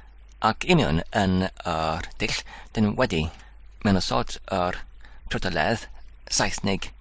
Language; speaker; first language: Welsh; non-native, learner; English